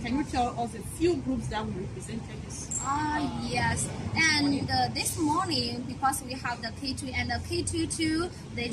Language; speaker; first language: English; non-native, learner; Chinese